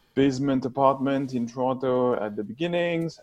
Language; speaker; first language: English; non-native, fluent; French